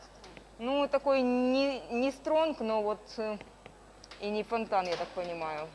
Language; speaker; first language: Russian; native; Russian